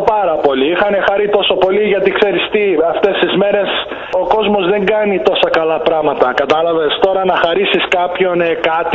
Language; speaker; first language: Greek; early bilingual, heritage; Greek